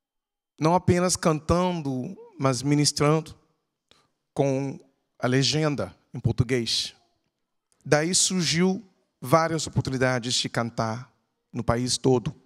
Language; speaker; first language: Portuguese; non-native, fluent; English